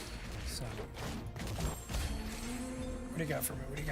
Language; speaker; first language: English; native; English